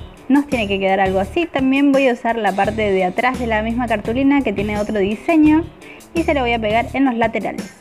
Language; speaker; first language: Spanish; native; Spanish